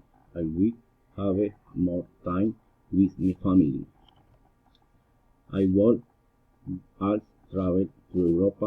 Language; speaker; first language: English; non-native, learner; Spanish